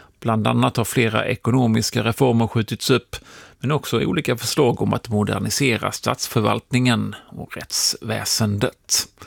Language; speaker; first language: Swedish; native; Swedish